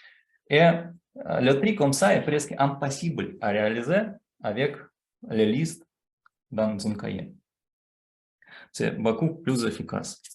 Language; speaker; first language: French; non-native, fluent; Russian